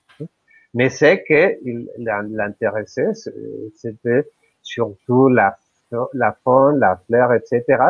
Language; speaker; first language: French; non-native, fluent; Spanish